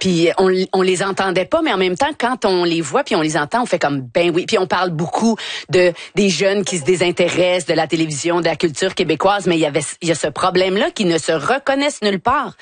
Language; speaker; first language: French; native; French